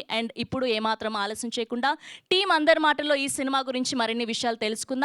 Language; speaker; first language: Telugu; native; Telugu